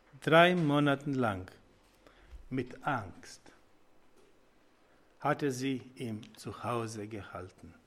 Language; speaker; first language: German; non-native, learner; Croatian